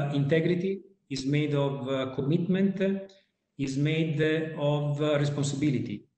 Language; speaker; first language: English; non-native, fluent; Italian